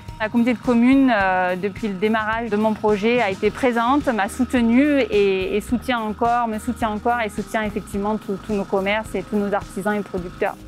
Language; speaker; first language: French; native; French